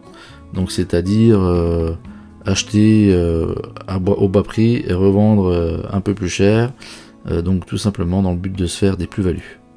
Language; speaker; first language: French; native; French